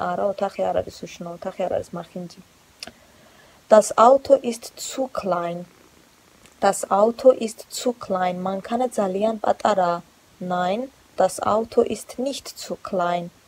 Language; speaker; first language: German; non-native, fluent; Georgian